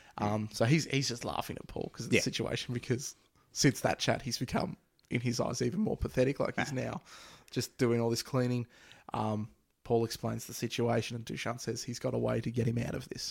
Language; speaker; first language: English; native; English